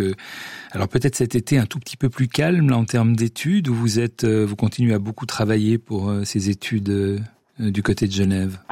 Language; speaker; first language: French; native; French